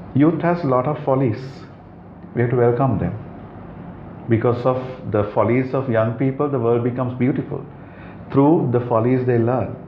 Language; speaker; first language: English; non-native, local second language; Sinhala